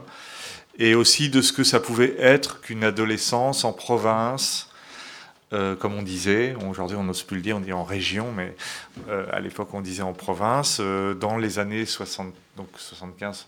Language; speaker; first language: French; native; French